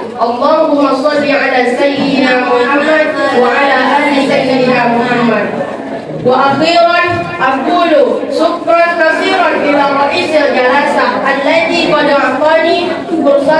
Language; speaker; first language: Arabic; non-native, learner; Indonesian